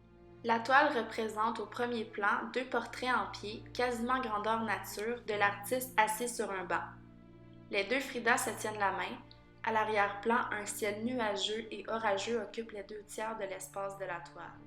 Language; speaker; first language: French; native; French